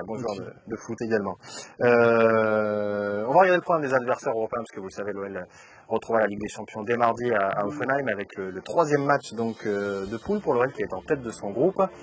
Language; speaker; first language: French; native; French